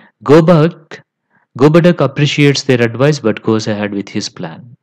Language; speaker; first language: English; non-native, local second language; Telugu